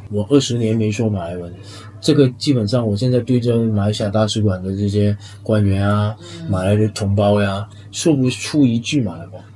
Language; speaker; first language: Chinese; native; Chinese